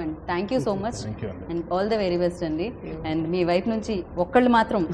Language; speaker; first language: Telugu; native; Telugu